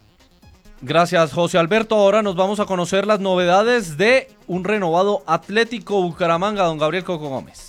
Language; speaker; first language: Spanish; native; Spanish